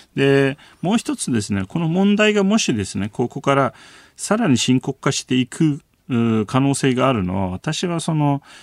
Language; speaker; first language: Japanese; non-native, fluent; Turkish